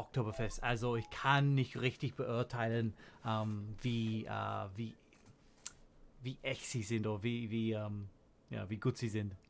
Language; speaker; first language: German; non-native, learner; English